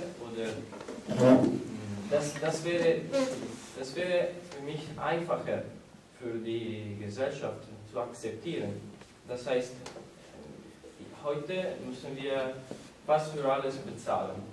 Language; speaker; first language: German; non-native, learner; Italian